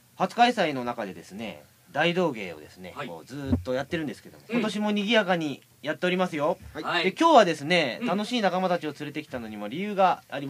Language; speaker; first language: Japanese; native; Japanese